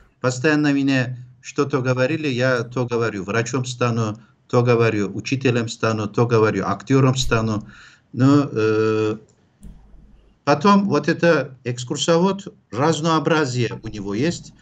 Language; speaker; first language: Russian; non-native, fluent; Turkish